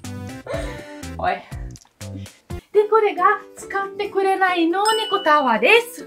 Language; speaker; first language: Japanese; non-native, fluent; Italian